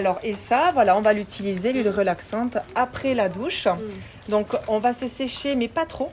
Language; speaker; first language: French; native; French